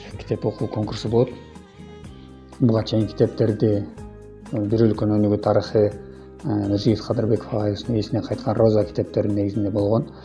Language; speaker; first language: Kyrgyz; native; Kyrgyz